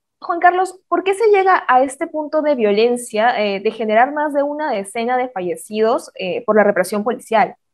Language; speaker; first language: Spanish; native; Spanish